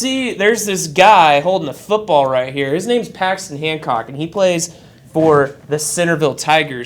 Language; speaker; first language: English; native; English